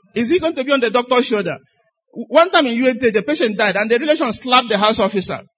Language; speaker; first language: English; non-native, local second language; Igbo